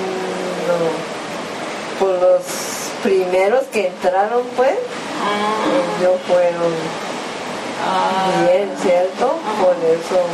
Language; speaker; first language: Spanish; early bilingual, other home language; Japanese